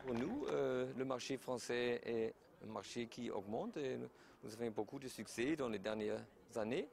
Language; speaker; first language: French; non-native, fluent; German